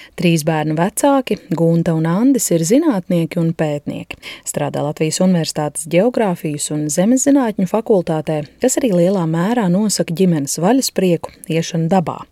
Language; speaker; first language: Latvian; native; Latvian